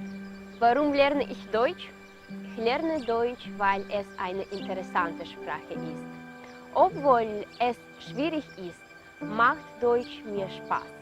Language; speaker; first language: German; non-native, learner; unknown